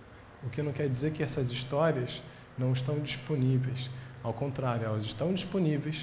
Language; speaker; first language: Portuguese; native; Portuguese